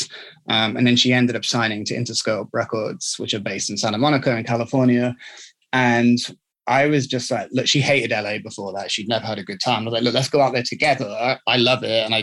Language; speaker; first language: English; native; English